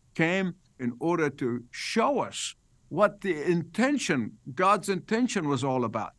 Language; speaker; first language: English; non-native, fluent; Arabic